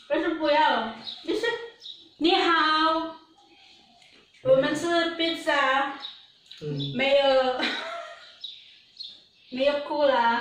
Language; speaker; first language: Chinese; non-native, learner; Filipino